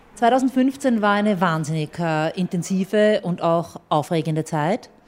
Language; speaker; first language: German; native; German